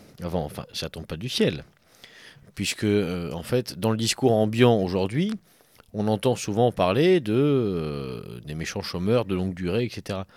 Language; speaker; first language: French; native; French